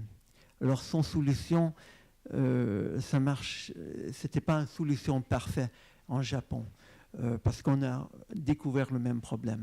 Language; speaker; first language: French; non-native, fluent; English